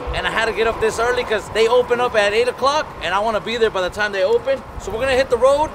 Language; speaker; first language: English; early bilingual, other home language; Spanish